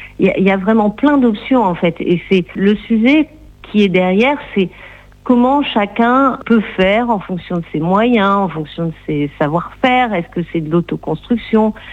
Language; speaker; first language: French; native; French